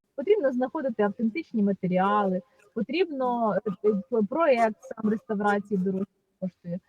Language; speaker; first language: Ukrainian; native; Ukrainian